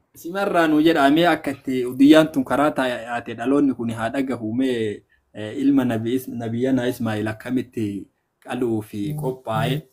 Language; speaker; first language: Oromo; native; Oromo